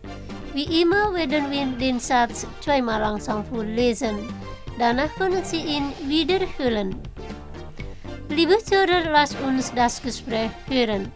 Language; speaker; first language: German; non-native, fluent; Indonesian